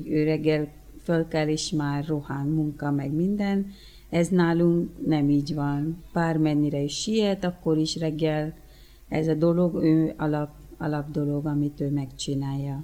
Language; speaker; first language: Hungarian; early bilingual, other home language; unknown